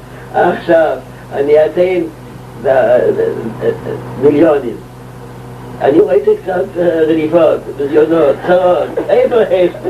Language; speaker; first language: Hebrew; non-native, local second language; Yiddish